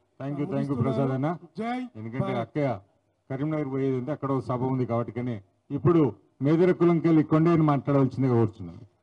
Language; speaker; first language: Telugu; native; Telugu